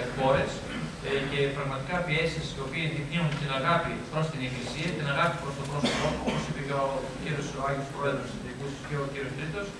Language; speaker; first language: Greek; native; Greek